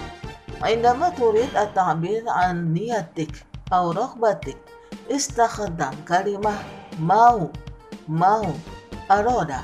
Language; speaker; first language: Arabic; non-native, fluent; Indonesian